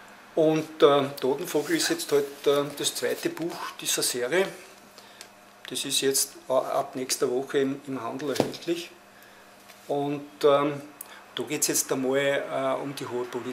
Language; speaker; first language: German; native; German